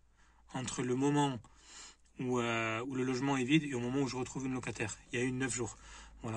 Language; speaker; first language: French; native; French